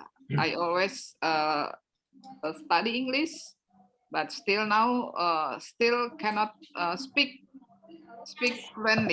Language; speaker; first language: English; non-native, learner; Indonesian